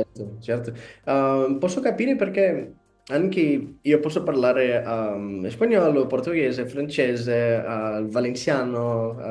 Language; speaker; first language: Italian; non-native, learner; Spanish